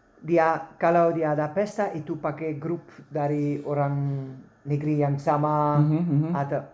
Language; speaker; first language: Indonesian; non-native, learner; Dutch